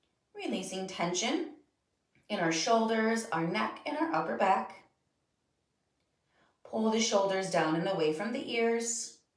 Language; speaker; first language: English; native; English